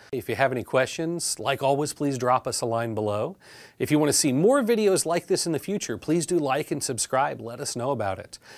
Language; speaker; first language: English; native; English